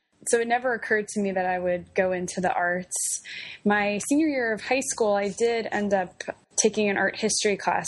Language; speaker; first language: English; native; English